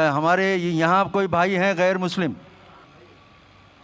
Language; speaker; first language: Hindi; native; Hindi